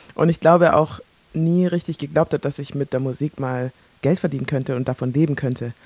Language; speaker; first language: German; early bilingual, other home language; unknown